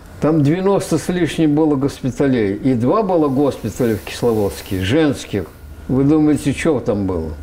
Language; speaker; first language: Russian; native; Russian